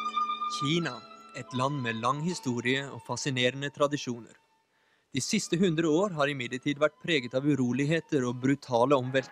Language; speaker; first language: Norwegian; native; Norwegian